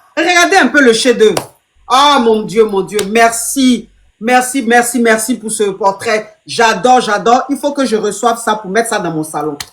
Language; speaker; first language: French; non-native, local second language; Lingala